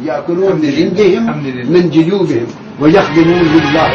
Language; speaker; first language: Arabic; non-native, learner; Urdu